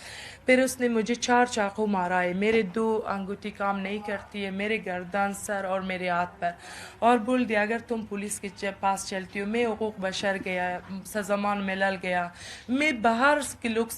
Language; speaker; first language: Hindi; non-native, learner; Persian